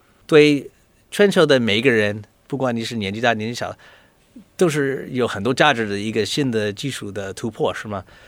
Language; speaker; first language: Chinese; non-native, fluent; English